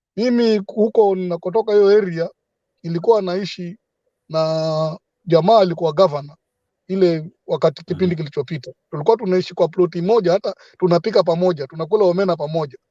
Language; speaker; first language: Swahili; native; Swahili